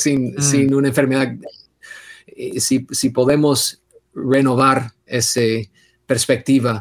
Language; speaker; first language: Spanish; non-native, fluent; English